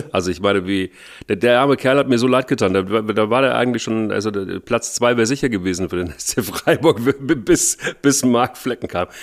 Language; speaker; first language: German; native; German